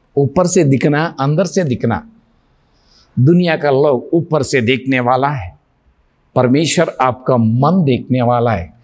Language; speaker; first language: Hindi; non-native, local second language; Telugu